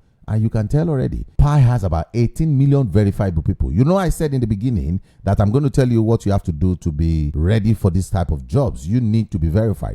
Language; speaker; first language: English; non-native, local second language; Yoruba